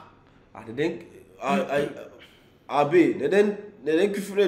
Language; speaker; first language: Turkish; non-native, learner; English